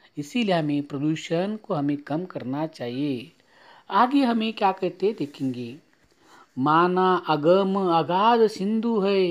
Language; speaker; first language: Hindi; non-native, local second language; Marathi